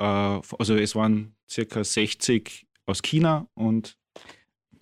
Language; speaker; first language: German; native; German